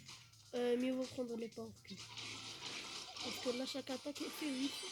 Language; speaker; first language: French; native; French